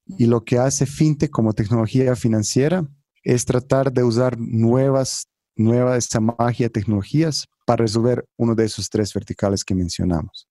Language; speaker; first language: Spanish; non-native, fluent; Croatian